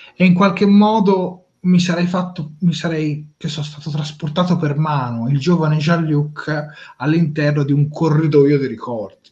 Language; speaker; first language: Italian; native; Italian